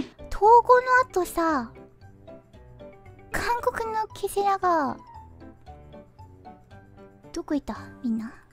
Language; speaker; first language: Japanese; non-native, fluent; Korean